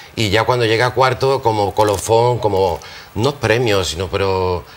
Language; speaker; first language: Spanish; native; Spanish